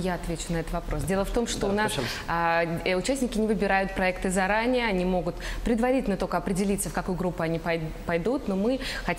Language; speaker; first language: Russian; native; Russian